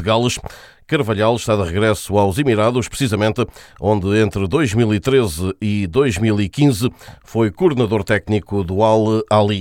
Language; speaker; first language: Portuguese; native; Portuguese